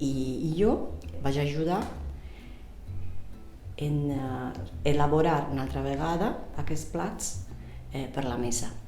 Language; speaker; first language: Catalan; non-native, fluent; Italian